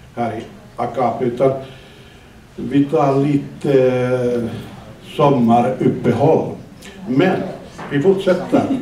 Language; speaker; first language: Swedish; non-native, fluent; Finnish